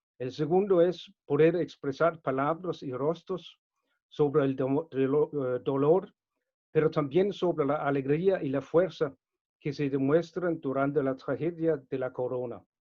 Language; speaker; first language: Spanish; non-native, fluent; Danish